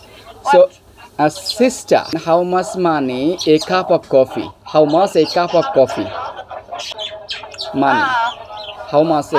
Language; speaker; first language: English; non-native, learner; Bangla